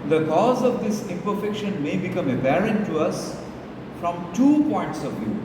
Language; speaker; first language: English; non-native, local second language; Bangla